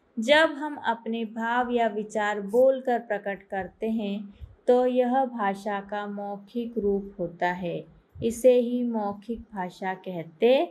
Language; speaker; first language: Hindi; native; Hindi